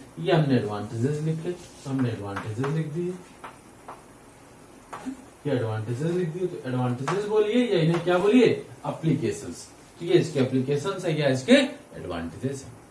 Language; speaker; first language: Hindi; native; Hindi